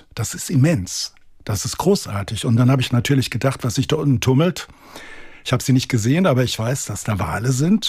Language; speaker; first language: German; native; German